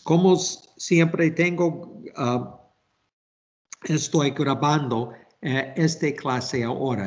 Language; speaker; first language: Spanish; non-native, fluent; English